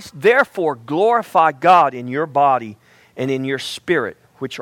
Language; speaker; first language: English; native; English